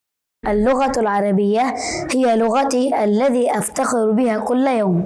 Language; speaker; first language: Arabic; non-native, learner; Urdu